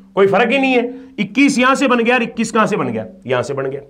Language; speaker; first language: Hindi; native; Hindi